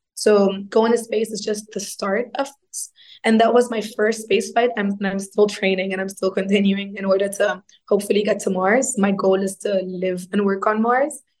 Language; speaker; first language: English; non-native, fluent; Arabic